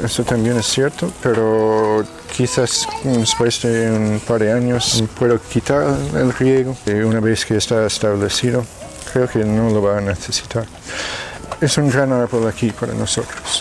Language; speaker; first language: Spanish; non-native, fluent; English